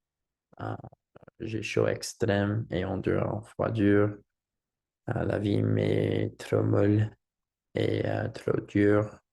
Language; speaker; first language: French; non-native, learner; English